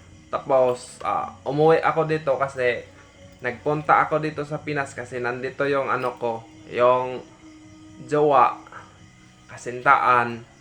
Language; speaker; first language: Filipino; non-native, fluent; English